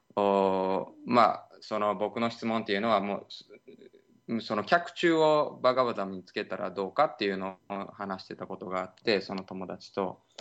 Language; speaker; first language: Japanese; native; Japanese